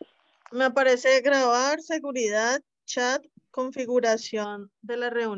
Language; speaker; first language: Spanish; native; Spanish